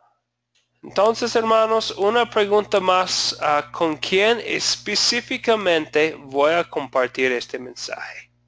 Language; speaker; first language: Spanish; non-native, fluent; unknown